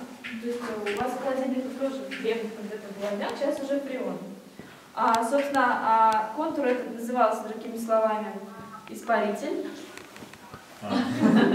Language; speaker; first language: Russian; native; Russian